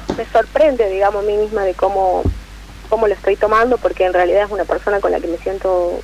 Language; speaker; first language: Spanish; native; Spanish